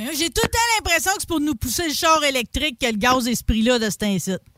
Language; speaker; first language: French; native; French